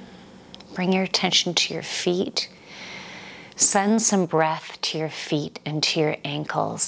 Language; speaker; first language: English; native; English